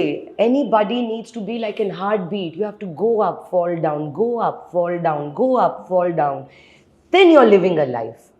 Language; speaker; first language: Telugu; non-native, local second language; Hindi